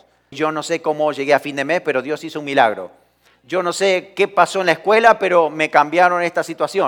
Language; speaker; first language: Spanish; native; Spanish